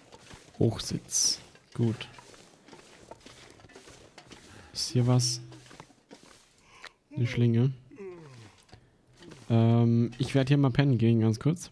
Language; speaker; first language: German; native; German